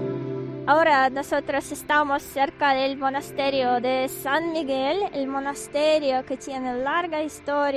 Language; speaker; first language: Spanish; non-native, fluent; Ukrainian